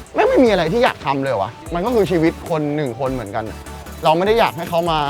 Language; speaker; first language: Thai; native; Thai